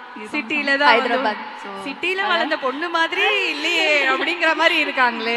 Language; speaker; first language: Tamil; native; Tamil